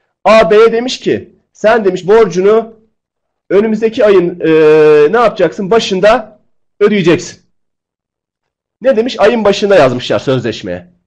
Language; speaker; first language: Turkish; native; Turkish